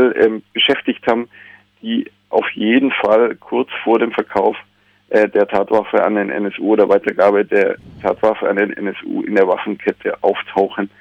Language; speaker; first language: German; native; German